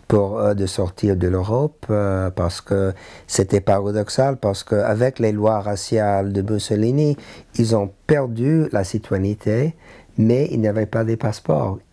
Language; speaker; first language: French; non-native, learner; English